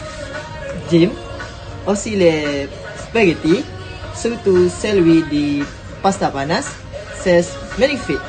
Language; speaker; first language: French; non-native, learner; Malay